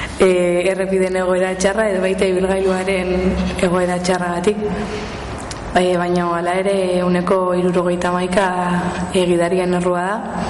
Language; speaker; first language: Basque; non-native, local second language; Spanish